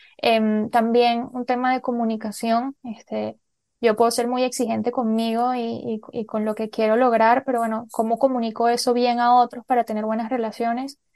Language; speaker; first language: Spanish; native; Spanish